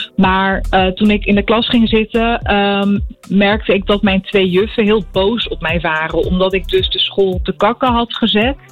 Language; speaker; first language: Dutch; early bilingual, other home language; Arabic